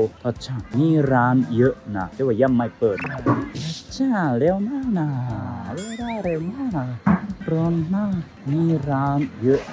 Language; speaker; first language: Thai; non-native, learner; Japanese